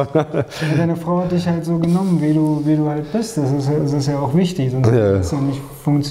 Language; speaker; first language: German; native; German